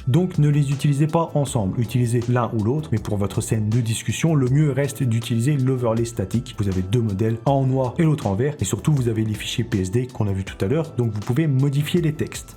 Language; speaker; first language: French; native; French